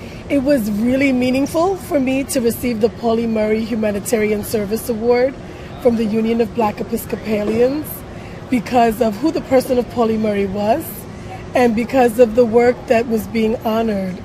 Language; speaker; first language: English; early bilingual, other home language; Spanish